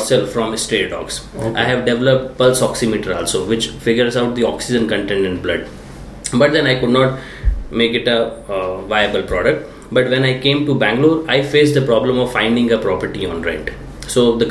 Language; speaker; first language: English; non-native, local second language; Hindi